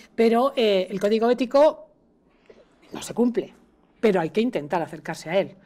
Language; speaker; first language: Spanish; native; Spanish